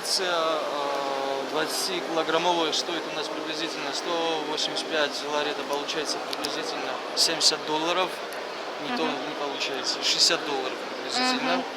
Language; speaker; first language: Russian; non-native, fluent; Georgian